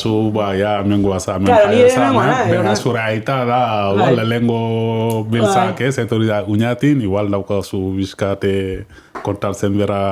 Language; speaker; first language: Basque; non-native, learner; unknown